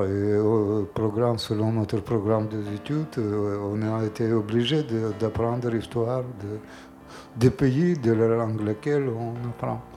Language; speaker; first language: French; non-native, fluent; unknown